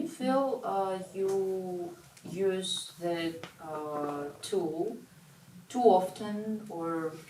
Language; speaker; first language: English; non-native, learner; Russian